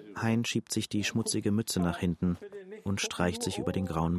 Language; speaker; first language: German; native; German